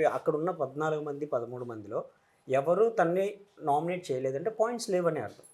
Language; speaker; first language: Telugu; native; Telugu